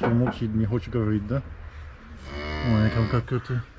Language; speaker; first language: Russian; non-native, learner; English